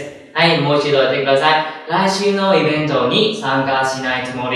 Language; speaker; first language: Japanese; non-native, fluent; Vietnamese